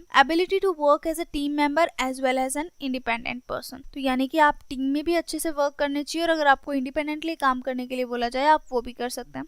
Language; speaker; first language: Hindi; native; Hindi